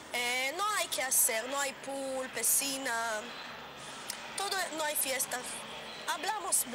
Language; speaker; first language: Spanish; non-native, learner; Hebrew